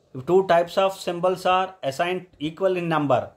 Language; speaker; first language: English; non-native, local second language; Telugu